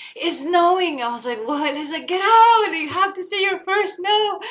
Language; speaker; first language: English; non-native, fluent; Spanish